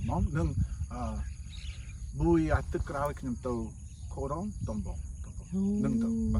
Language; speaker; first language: Khmer; non-native, learner; English